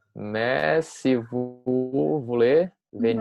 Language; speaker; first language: French; non-native, learner; Portuguese